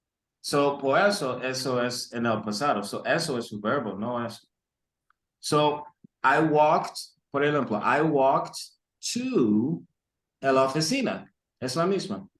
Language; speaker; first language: Spanish; early bilingual, heritage; Spanish